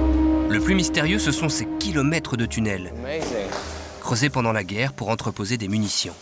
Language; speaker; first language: French; native; French